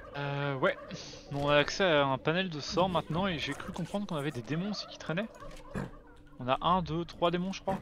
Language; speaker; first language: French; native; French